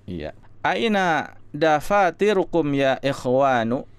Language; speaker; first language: Arabic; non-native, fluent; Indonesian